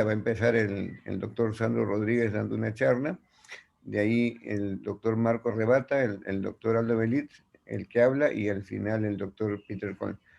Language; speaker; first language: Spanish; native; Spanish